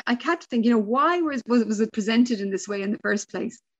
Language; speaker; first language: English; native; English